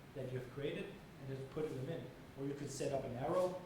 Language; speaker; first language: English; non-native, fluent; Danish